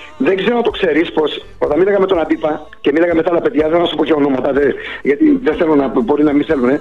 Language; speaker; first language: Greek; early bilingual, heritage; Greek